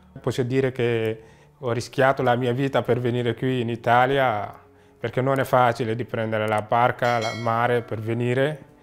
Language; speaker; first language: Italian; non-native, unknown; Wolof